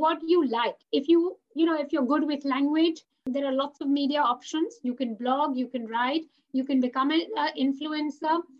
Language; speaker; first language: English; non-native, local second language; Hindi